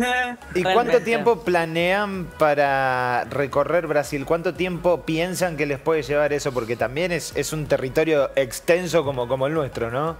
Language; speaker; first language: Spanish; native; Spanish